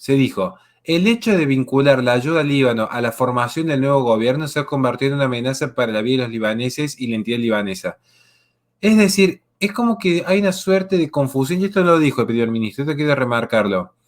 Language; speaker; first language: Spanish; native; Spanish